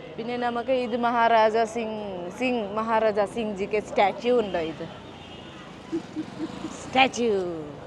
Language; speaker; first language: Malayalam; non-native, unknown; Nepali